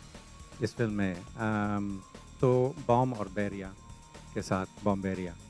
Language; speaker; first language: Hindi; non-native, fluent; English